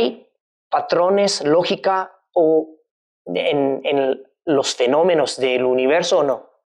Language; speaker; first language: Spanish; non-native, fluent; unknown